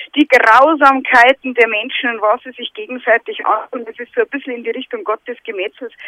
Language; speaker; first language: German; native; German